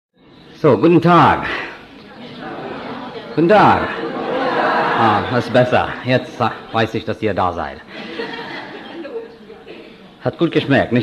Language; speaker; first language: German; non-native, fluent; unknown